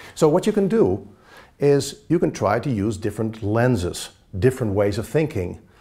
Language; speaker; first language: English; native; English